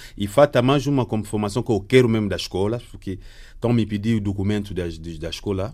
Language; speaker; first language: Portuguese; non-native, learner; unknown